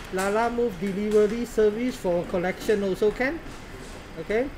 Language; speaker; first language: English; non-native, local second language; Chinese